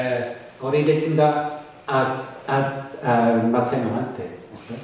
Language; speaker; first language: Basque; non-native, fluent; English